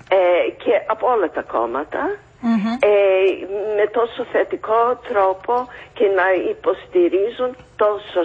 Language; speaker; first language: Greek; non-native, fluent; English